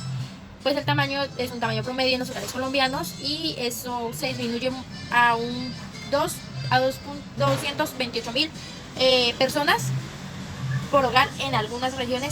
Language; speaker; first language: Spanish; native; Spanish